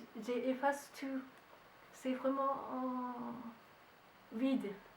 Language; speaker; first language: French; non-native, learner; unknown